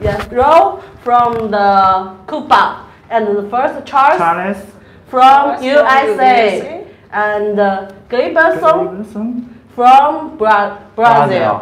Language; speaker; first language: English; non-native, learner; Chinese